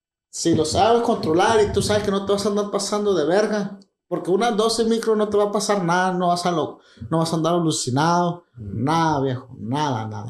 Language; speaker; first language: Spanish; early bilingual, other home language; English